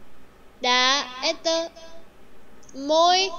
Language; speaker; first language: Russian; non-native, learner; Vietnamese